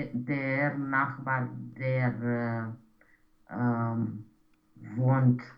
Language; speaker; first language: German; non-native, learner; Romanian